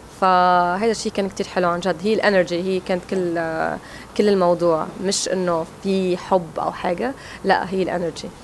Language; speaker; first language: Arabic; native; Arabic